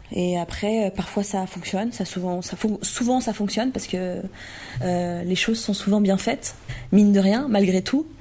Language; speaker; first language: French; native; French